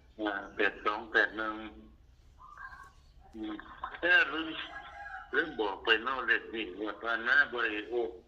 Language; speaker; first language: Thai; non-native, local second language; Northeastern Thai